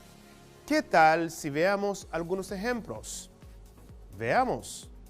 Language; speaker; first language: Spanish; non-native, fluent; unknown